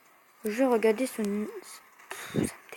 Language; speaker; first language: French; native; French